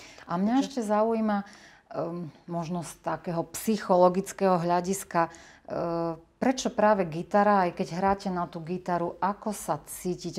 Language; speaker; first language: Slovak; native; Slovak